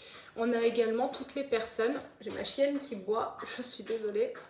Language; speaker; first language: French; native; French